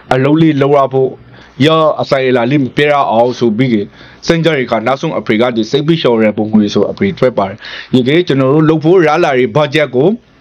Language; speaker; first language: Burmese; native; Burmese